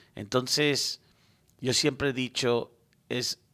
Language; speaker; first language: Spanish; early bilingual, heritage; Spanish